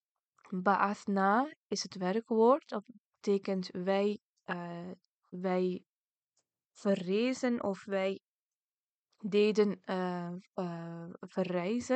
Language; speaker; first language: Dutch; early bilingual, other home language; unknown